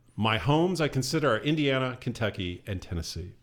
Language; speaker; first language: English; native; English